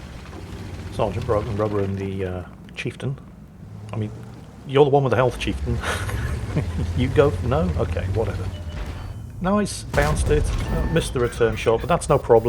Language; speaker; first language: English; native; English